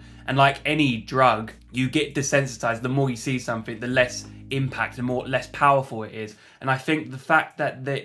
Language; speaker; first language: English; native; English